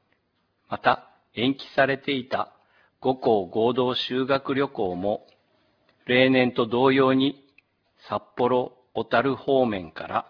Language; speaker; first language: Japanese; native; Japanese